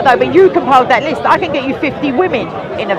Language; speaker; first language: English; native; English